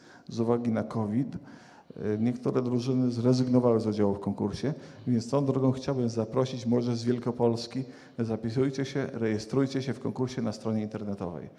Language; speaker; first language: Polish; native; Polish